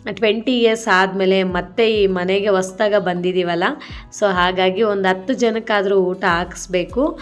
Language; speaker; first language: Kannada; non-native, local second language; Telugu